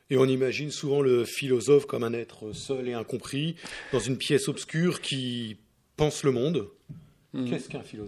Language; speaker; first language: French; native; French